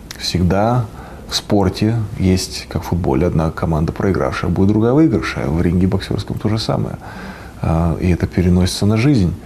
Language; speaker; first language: Russian; native; Russian